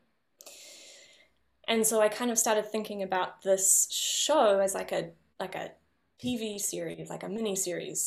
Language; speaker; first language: English; native; English